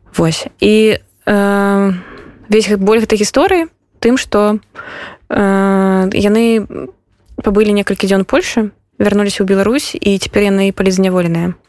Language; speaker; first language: Belarusian; non-native, local second language; Russian